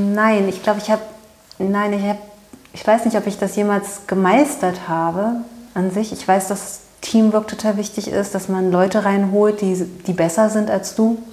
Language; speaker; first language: German; native; German